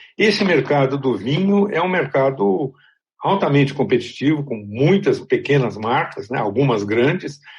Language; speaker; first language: Portuguese; native; Portuguese